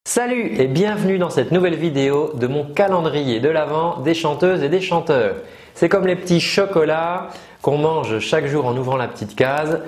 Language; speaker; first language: French; native; French